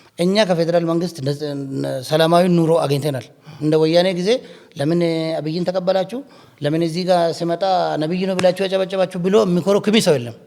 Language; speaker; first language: Amharic; non-native, local second language; Oromo